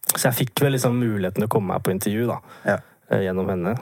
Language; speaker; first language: Norwegian; native; Norwegian